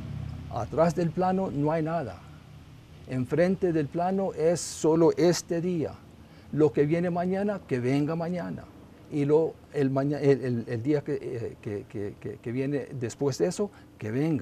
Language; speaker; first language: Spanish; non-native, local second language; English